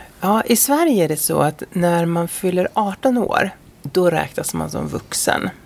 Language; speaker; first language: Swedish; native; Swedish